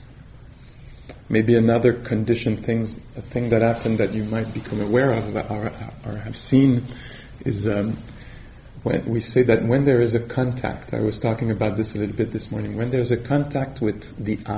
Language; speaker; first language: English; non-native, fluent; French